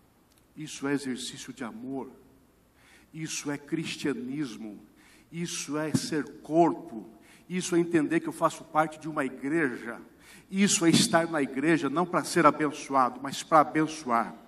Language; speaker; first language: Portuguese; native; Portuguese